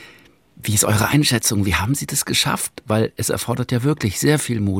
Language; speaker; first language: German; native; German